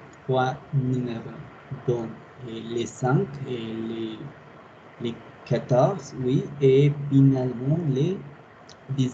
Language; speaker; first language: French; non-native, learner; Spanish